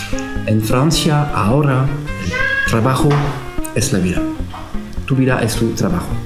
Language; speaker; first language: Spanish; non-native, learner; French